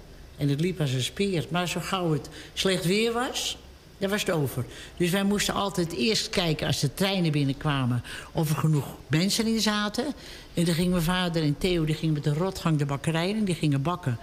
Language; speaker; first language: Dutch; native; Dutch